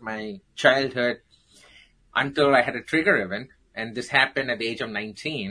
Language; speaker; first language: English; non-native, local second language; Tamil